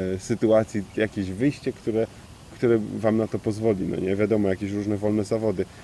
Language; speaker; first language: Polish; native; Polish